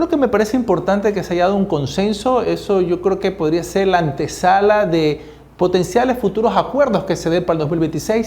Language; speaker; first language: Spanish; native; Spanish